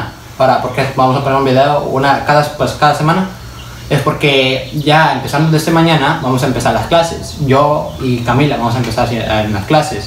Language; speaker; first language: Spanish; early bilingual, heritage; Spanish